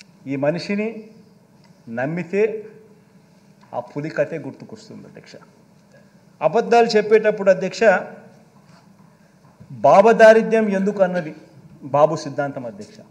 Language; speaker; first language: Telugu; native; Telugu